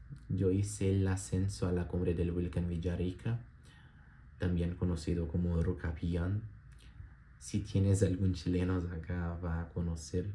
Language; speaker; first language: Spanish; non-native, learner; Portuguese